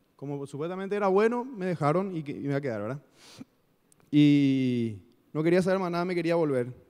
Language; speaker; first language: Spanish; native; Spanish